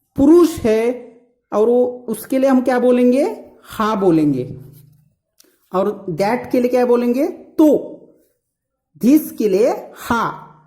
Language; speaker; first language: Hindi; non-native, local second language; Marathi